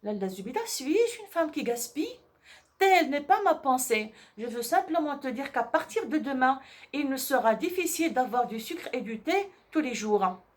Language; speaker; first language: French; non-native, local second language; Arabic